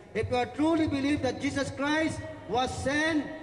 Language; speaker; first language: English; non-native, local second language; Filipino